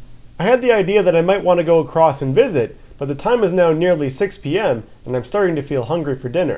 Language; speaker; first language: English; native; English